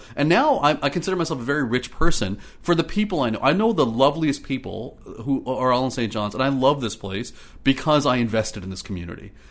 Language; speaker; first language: English; native; English